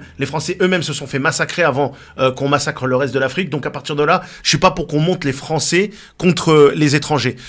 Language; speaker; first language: French; early bilingual, other home language; Arabic